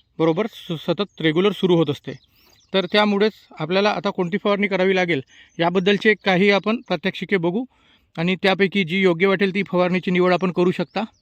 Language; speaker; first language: Marathi; native; Marathi